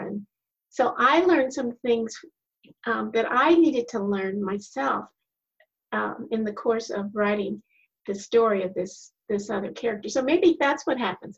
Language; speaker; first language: English; native; English